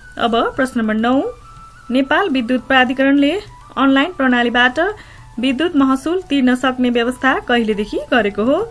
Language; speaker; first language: Nepali; native; Nepali